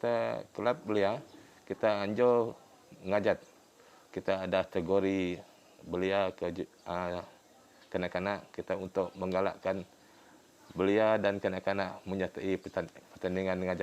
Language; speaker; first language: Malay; non-native, local second language; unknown